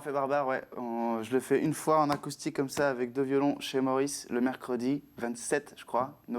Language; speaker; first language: French; native; French